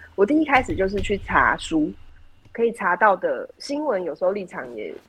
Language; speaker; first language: Chinese; native; Chinese